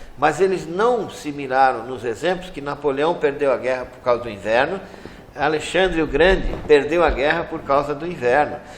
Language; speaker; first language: Portuguese; native; Portuguese